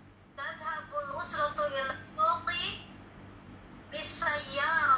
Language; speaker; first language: Arabic; non-native, learner; Indonesian